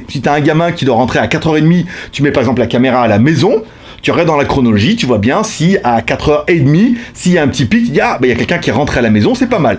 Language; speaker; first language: French; native; French